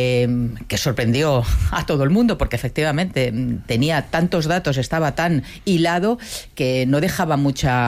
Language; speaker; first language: Spanish; native; Spanish